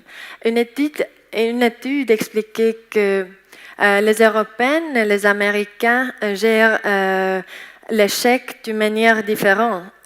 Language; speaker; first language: French; non-native, learner; Estonian